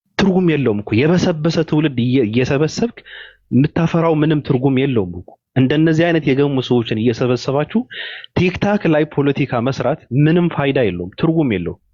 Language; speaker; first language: Amharic; native; Amharic